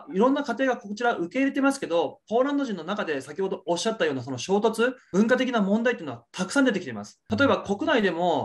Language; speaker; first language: Japanese; native; Japanese